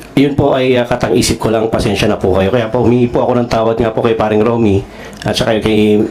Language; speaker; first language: Filipino; non-native, local second language; Cebuano